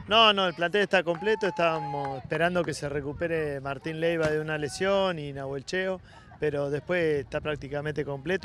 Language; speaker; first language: Spanish; native; Spanish